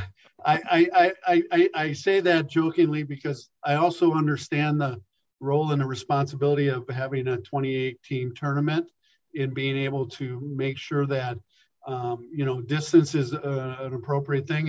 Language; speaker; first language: English; native; English